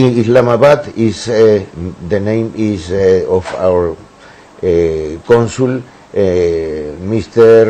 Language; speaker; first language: English; non-native, learner; Spanish